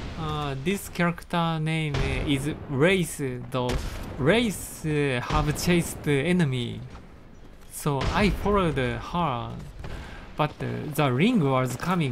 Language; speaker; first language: English; non-native, learner; Japanese